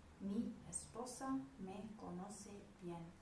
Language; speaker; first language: Spanish; non-native, learner; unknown